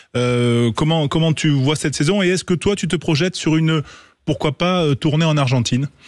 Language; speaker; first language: French; native; French